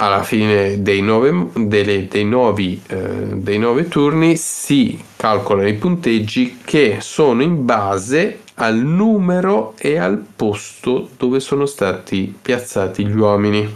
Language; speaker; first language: Italian; native; Italian